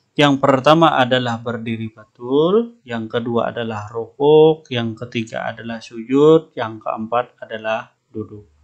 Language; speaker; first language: Indonesian; non-native, local second language; Banjar